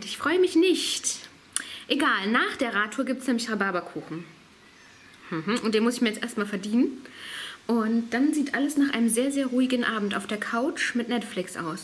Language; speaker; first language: German; native; German